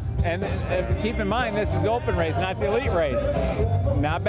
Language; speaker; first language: English; native; English